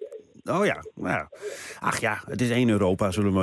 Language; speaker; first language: Dutch; native; Dutch